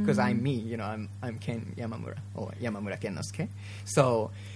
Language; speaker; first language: English; non-native, fluent; Japanese